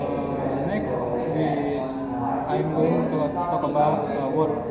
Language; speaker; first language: English; non-native, learner; Indonesian